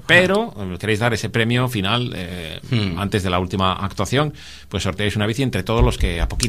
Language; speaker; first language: Spanish; native; Spanish